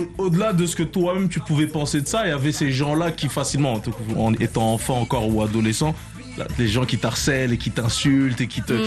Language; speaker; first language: French; native; French